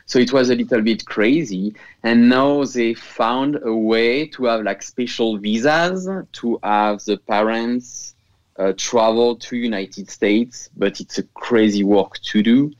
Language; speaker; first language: English; non-native, fluent; French